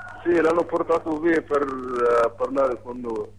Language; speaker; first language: Italian; non-native, learner; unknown